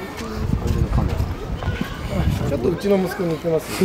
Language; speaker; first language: Japanese; native; Japanese